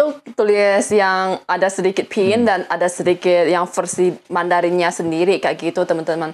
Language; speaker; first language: Indonesian; native; Indonesian